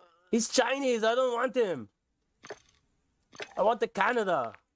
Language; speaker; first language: English; native; English